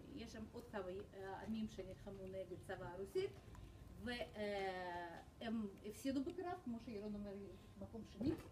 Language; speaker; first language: Hebrew; non-native, fluent; Russian